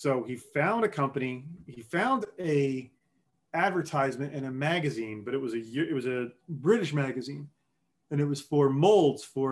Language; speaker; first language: English; native; English